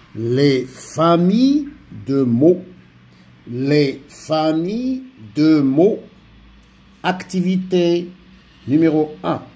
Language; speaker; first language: French; non-native, local second language; Arabic